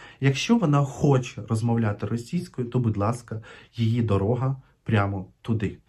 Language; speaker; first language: Ukrainian; non-native, local second language; Russian